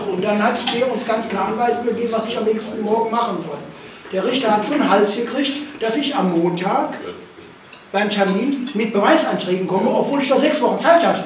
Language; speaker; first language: German; native; German